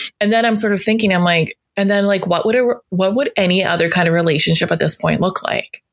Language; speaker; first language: English; native; English